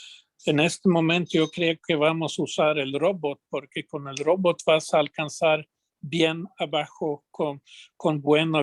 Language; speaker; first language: Spanish; non-native, fluent; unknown